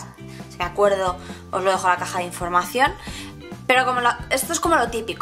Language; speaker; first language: Spanish; native; Spanish